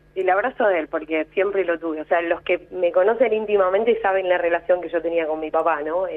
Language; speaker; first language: Spanish; native; Spanish